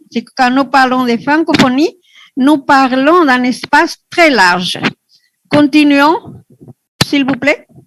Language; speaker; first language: French; non-native, fluent; Spanish